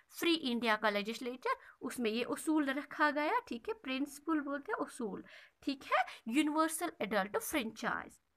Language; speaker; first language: Hindi; non-native, local second language; Kashmiri